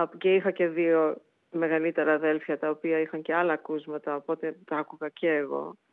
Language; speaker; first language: Greek; early bilingual, heritage; Greek